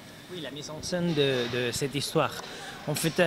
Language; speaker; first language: French; non-native, learner; Spanish